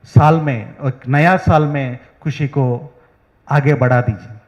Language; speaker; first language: Hindi; non-native, local second language; Telugu